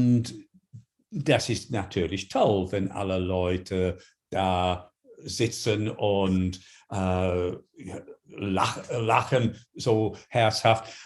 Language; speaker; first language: German; non-native, fluent; English